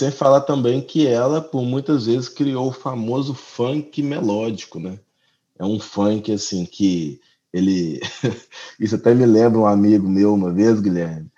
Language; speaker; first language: Portuguese; native; Portuguese